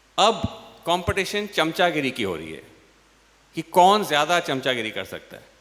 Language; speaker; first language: Hindi; non-native, local second language; English